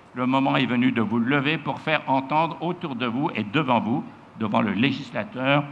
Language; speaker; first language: French; native; French